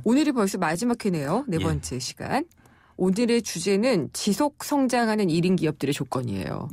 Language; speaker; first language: Korean; native; Korean